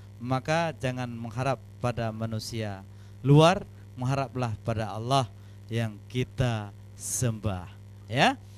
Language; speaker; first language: Malay; non-native, local second language; Achinese